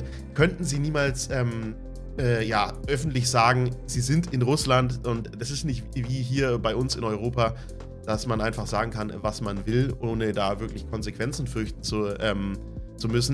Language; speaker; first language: German; native; German